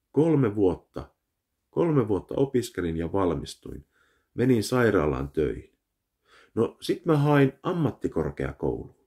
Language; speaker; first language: Finnish; early bilingual, heritage; Finnish